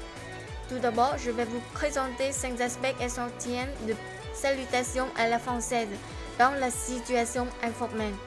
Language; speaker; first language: French; non-native, learner; Vietnamese